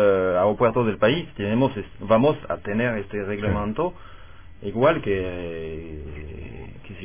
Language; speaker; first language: Spanish; non-native, fluent; French